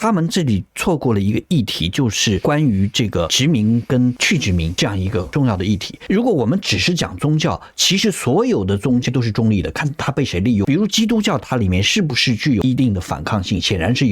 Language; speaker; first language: Chinese; native; Chinese